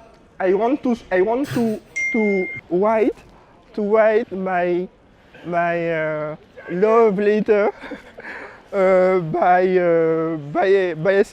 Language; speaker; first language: English; non-native, learner; French